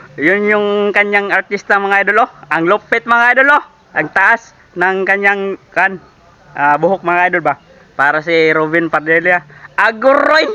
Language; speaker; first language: Filipino; non-native, local second language; Cebuano